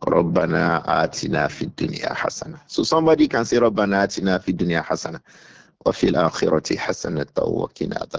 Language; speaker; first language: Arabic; non-native, fluent; Yoruba